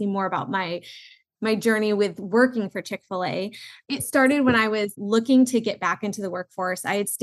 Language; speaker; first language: English; native; English